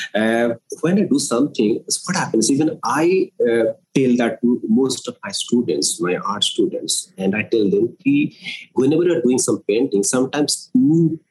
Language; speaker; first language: English; non-native, local second language; Odia